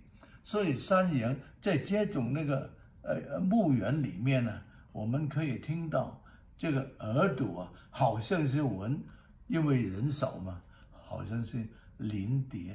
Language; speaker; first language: Chinese; non-native, local second language; Cantonese